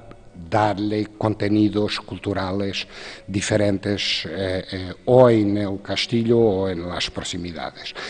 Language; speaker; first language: Spanish; non-native, fluent; Portuguese